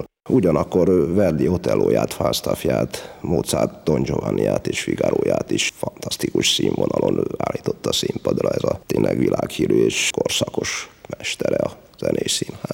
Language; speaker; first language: Hungarian; native; Hungarian